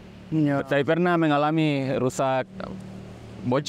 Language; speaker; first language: Indonesian; native; Indonesian